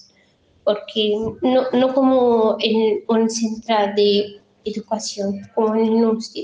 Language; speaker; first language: Spanish; non-native, fluent; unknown